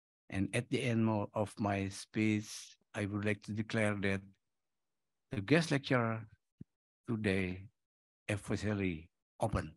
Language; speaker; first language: English; non-native, fluent; Indonesian